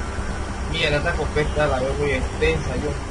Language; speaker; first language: Spanish; native; Spanish